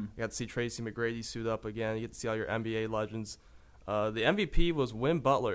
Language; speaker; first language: English; native; English